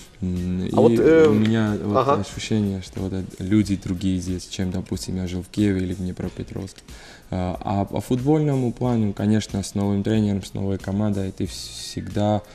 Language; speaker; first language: Russian; non-native, learner; Georgian